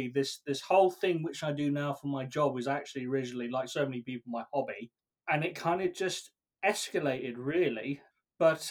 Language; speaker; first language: English; native; English